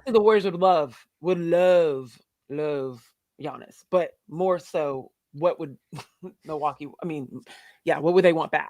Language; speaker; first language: English; native; English